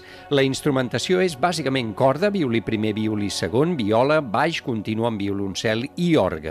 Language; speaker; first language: Catalan; native; Catalan